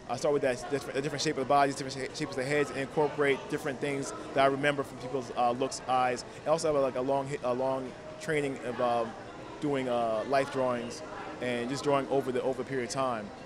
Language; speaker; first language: English; native; English